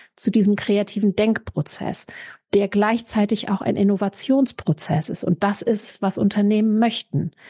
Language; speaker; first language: German; native; German